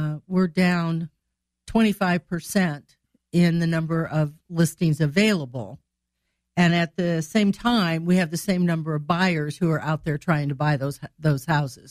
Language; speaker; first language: English; native; English